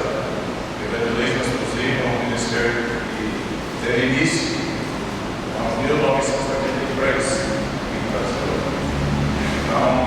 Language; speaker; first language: Portuguese; non-native, learner; English